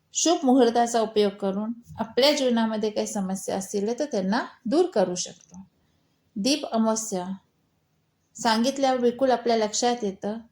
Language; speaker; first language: Marathi; non-native, local second language; Hindi